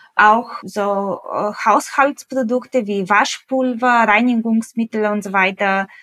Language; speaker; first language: German; non-native, fluent; Bulgarian